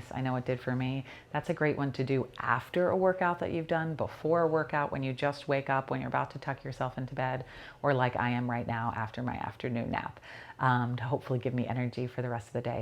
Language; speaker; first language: English; native; English